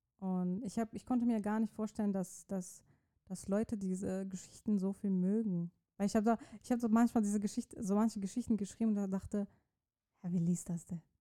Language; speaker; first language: German; non-native, fluent; Persian